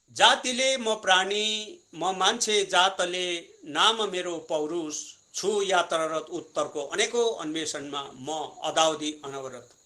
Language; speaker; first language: Nepali; native; Nepali